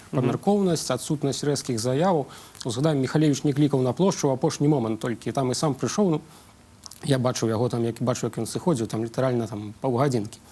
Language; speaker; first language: Belarusian; non-native, local second language; Russian